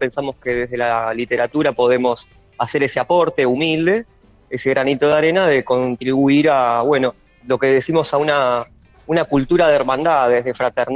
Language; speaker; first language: Spanish; native; Spanish